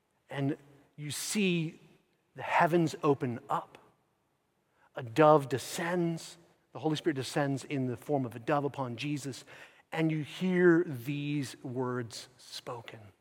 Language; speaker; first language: English; native; English